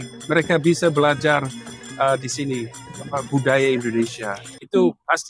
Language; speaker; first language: Indonesian; non-native, fluent; English